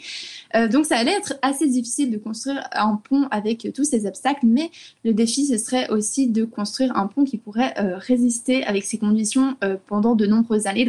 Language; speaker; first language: French; native; French